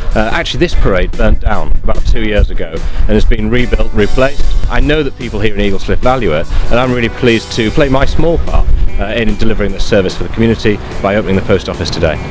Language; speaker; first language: English; native; English